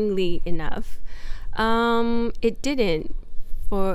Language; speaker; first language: English; non-native, local second language; Malay